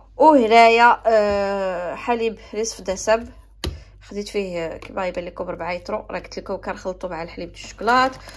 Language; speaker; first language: Arabic; native; Arabic